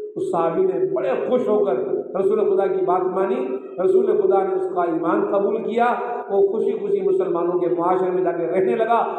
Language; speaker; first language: Urdu; non-native, local second language; Sindhi